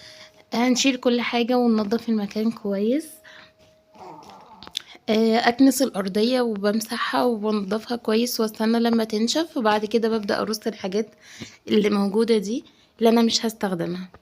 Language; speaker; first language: Arabic; native; Arabic